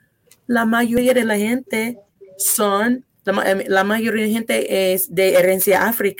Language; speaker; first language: Spanish; non-native, fluent; English